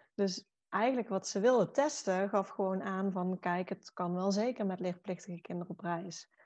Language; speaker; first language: Dutch; native; Dutch